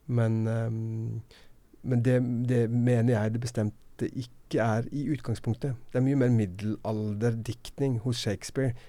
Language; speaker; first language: Norwegian; native; Norwegian